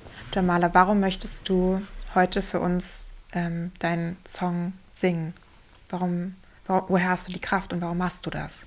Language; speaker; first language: German; native; German